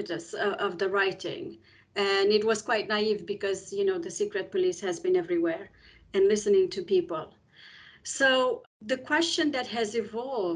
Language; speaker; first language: English; non-native, fluent; Romanian